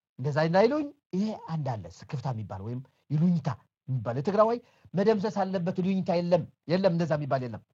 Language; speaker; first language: Amharic; non-native, local second language; Tigrinya